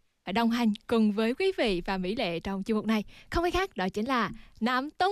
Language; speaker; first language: Vietnamese; native; Vietnamese